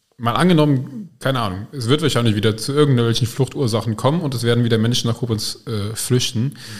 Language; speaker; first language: German; native; German